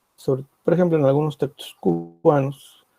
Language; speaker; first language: Spanish; native; Spanish